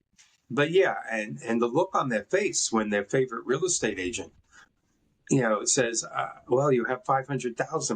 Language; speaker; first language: English; native; English